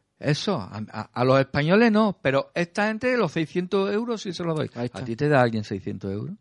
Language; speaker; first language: Spanish; native; Spanish